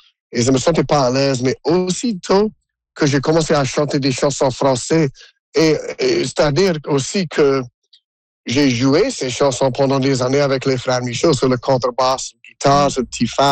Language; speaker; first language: French; non-native, local second language; English